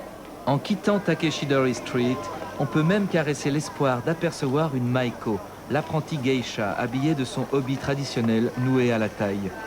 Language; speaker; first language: French; native; French